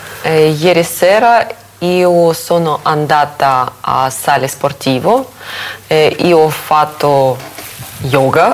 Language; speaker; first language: Italian; non-native, learner; Russian